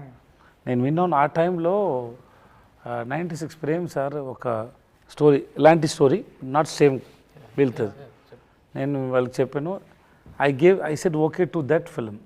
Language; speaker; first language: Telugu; non-native, learner; Tamil